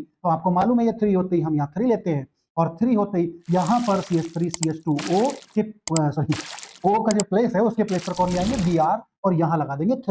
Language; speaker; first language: Hindi; native; Hindi